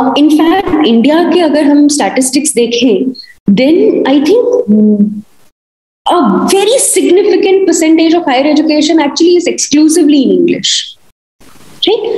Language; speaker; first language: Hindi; non-native, local second language; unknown